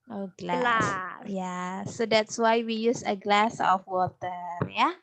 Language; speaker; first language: English; non-native, fluent; Indonesian